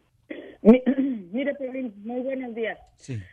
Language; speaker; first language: Spanish; native; Spanish